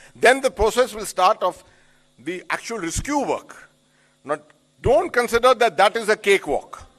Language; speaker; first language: English; non-native, local second language; Hindi